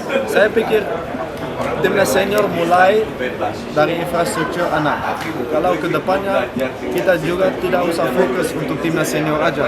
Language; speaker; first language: Indonesian; non-native, fluent; Dutch